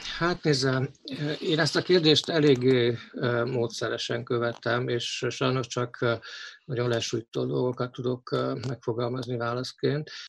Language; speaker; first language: Hungarian; native; Hungarian